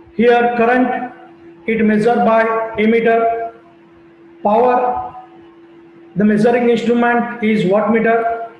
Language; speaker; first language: English; non-native, local second language; Gujarati